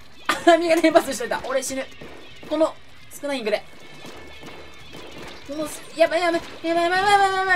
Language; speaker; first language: Japanese; native; Japanese